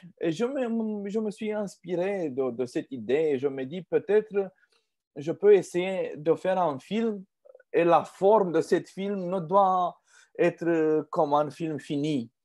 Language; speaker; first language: French; non-native, fluent; Romanian